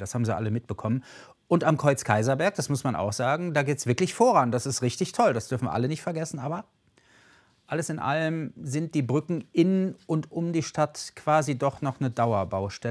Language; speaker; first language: German; native; German